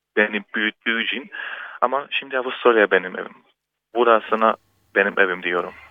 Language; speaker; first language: Turkish; early bilingual, heritage; Turkish